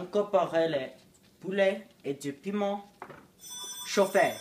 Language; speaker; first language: French; non-native, learner; English